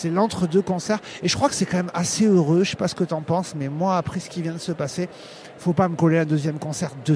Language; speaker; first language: French; native; French